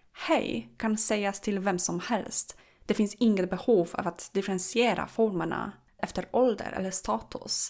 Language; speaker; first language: Swedish; non-native, fluent; Polish